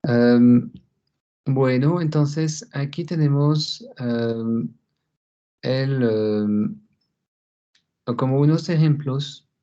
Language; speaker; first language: Spanish; non-native, fluent; French